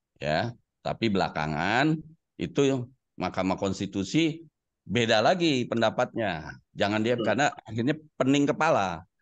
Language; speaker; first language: Indonesian; native; Indonesian